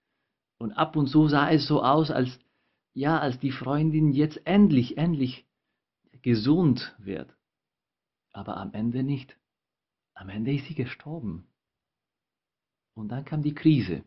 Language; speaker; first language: German; non-native, fluent; Spanish